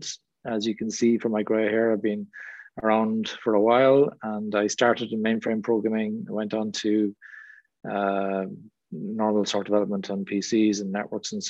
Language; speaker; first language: English; native; English